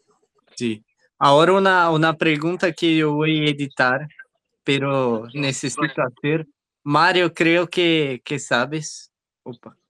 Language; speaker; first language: Spanish; non-native, learner; Portuguese